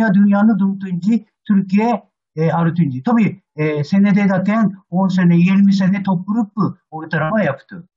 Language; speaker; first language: Turkish; non-native, learner; Japanese